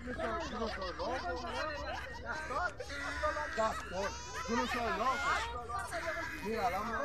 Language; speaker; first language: Spanish; non-native, learner; Haitian Creole